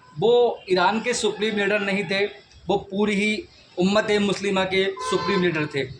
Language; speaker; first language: Hindi; native; Hindi